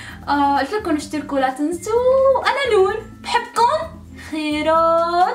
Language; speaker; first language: Arabic; native; Arabic